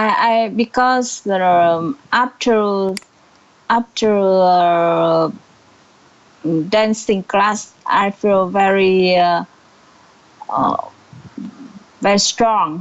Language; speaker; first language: English; non-native, learner; Vietnamese